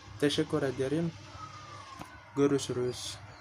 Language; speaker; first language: Turkish; non-native, learner; Indonesian